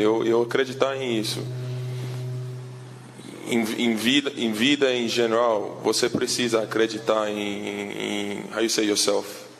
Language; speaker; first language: Portuguese; non-native, learner; English